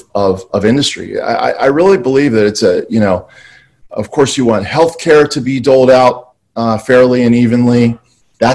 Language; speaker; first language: English; native; English